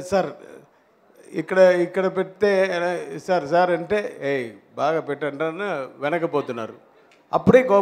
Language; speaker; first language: Telugu; non-native, fluent; Tamil